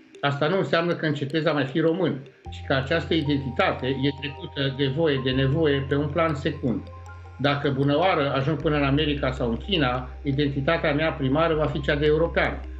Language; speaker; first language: Romanian; native; Romanian